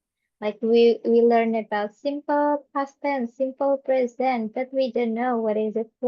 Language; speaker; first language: English; non-native, fluent; Indonesian